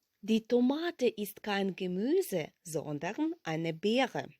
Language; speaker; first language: German; non-native, fluent; Ukrainian